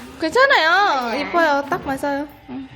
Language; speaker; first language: Korean; non-native, learner; Vietnamese